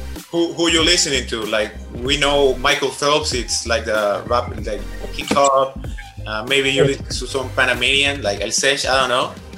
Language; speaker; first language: English; non-native, fluent; Spanish